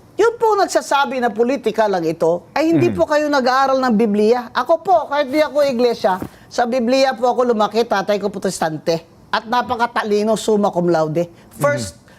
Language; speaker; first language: Filipino; non-native, local second language; Hiligaynon